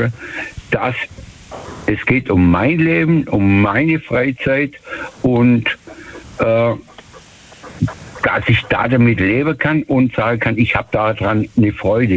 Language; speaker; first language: German; native; German